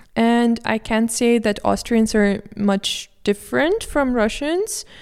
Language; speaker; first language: English; non-native, fluent; Russian